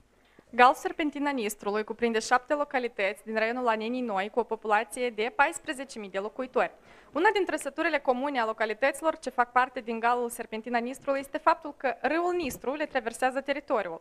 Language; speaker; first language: Romanian; native; Romanian